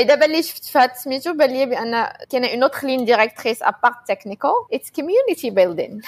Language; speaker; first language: Arabic; native; Arabic